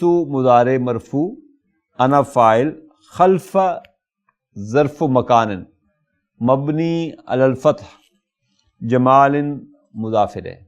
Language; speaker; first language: Urdu; native; Urdu